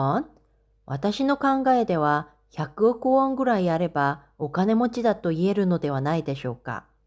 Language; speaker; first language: Japanese; non-native, fluent; Korean